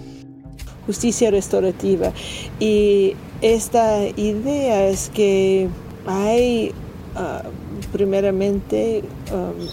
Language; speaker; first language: Spanish; non-native, learner; English